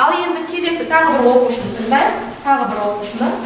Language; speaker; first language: Kazakh; native; Kazakh